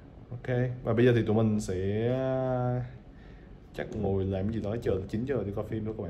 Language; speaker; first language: Vietnamese; native; Vietnamese